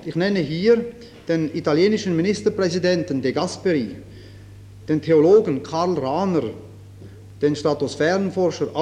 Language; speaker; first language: German; native; German